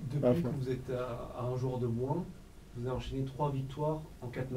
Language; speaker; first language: French; native; French